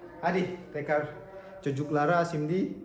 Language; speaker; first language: Turkish; non-native, learner; Indonesian